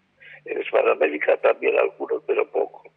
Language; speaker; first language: Spanish; native; Spanish